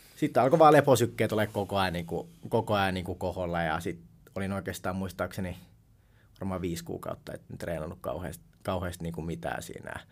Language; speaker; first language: Finnish; native; Finnish